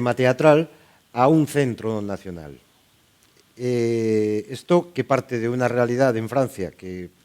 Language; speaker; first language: Spanish; non-native, local second language; Galician